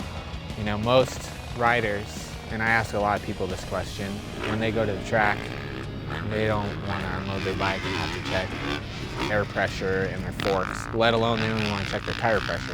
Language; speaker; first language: English; native; English